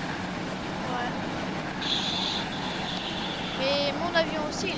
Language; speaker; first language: French; native; French